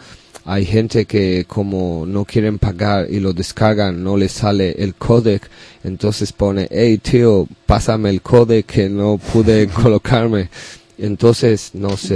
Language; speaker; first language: Spanish; non-native, learner; English